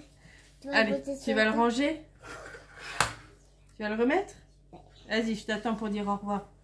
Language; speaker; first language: French; native; French